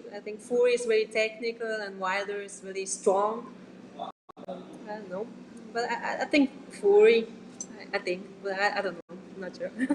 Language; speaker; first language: English; non-native, learner; Italian